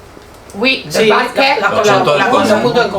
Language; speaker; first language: French; non-native, learner; Spanish